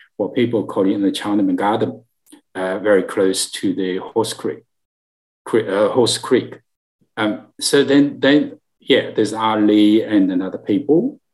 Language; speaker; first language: English; non-native, learner; Chinese